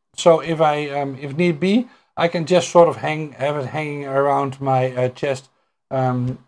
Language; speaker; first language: English; non-native, fluent; Dutch